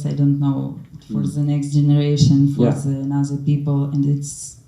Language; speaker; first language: English; non-native, learner; Ukrainian